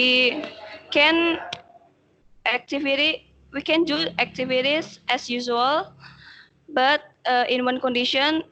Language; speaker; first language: English; non-native, learner; Indonesian